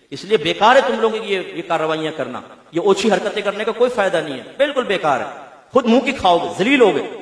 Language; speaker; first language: Urdu; native; Urdu